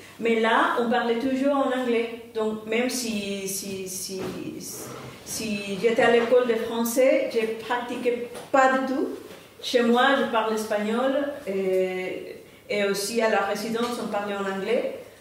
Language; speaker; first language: French; non-native, fluent; Spanish